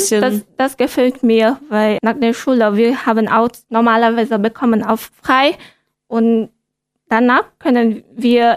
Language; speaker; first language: German; non-native, learner; Vietnamese